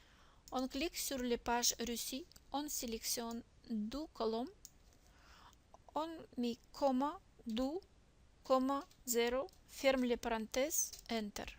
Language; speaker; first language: French; non-native, learner; Russian